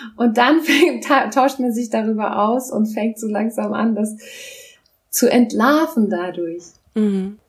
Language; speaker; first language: German; non-native, local second language; Russian